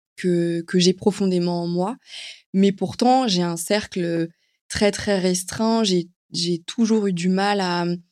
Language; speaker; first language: French; native; French